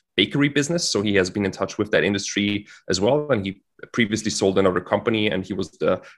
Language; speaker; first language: English; non-native, fluent; German